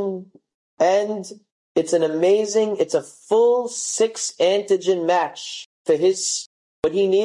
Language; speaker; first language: English; native; English